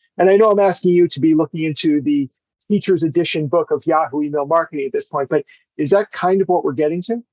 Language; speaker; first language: English; native; English